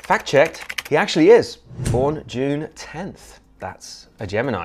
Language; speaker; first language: English; native; English